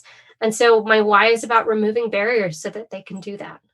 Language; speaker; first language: English; native; English